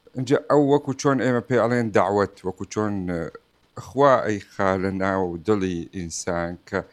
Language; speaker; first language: Central Kurdish; non-native, local second language; Arabic